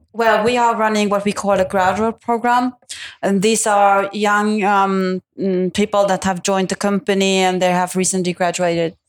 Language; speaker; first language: English; non-native, fluent; Italian